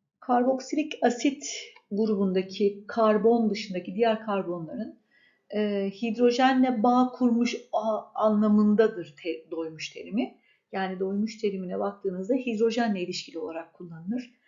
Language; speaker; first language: Turkish; native; Turkish